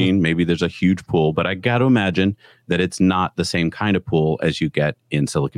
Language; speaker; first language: English; native; English